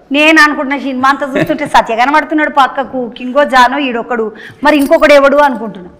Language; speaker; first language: Telugu; native; Telugu